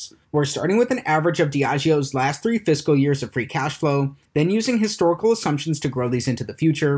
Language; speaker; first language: English; native; English